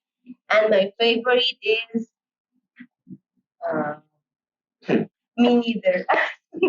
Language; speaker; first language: English; non-native, learner; Spanish